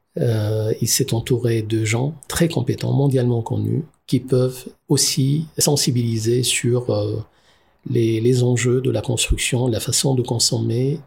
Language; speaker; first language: French; non-native, local second language; Arabic